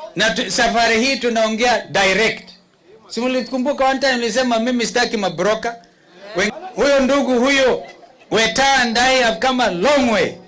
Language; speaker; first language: Swahili; non-native, local second language; Kamba